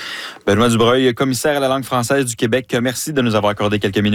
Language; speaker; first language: French; native; French